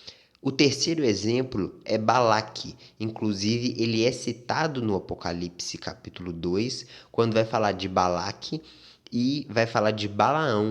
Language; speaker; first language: Portuguese; native; Portuguese